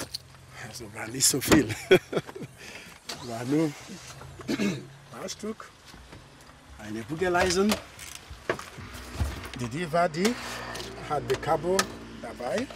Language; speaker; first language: German; non-native, learner; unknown